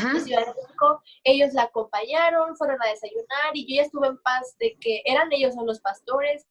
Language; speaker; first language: Spanish; native; Spanish